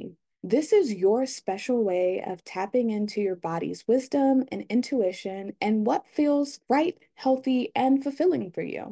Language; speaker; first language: English; native; English